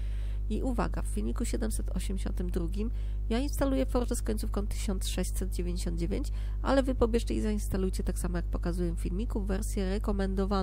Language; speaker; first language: Polish; native; Polish